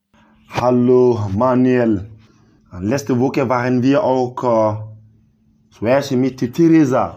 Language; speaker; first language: German; non-native, learner; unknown